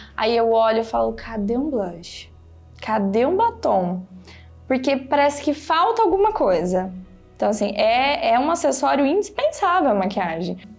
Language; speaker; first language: Portuguese; native; Portuguese